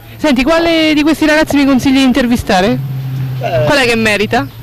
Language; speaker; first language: Italian; native; Italian